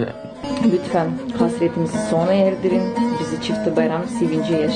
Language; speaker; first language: Turkish; non-native, learner; Russian